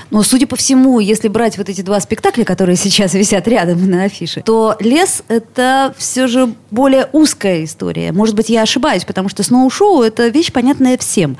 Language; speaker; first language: Russian; native; Russian